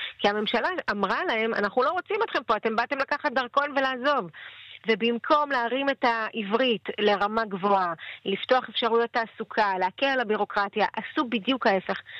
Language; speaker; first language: Hebrew; early bilingual, other home language; Russian